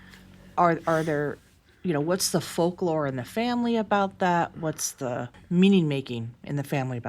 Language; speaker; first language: English; native; English